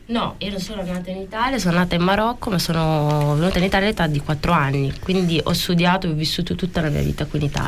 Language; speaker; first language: Italian; early bilingual, other home language; Arabic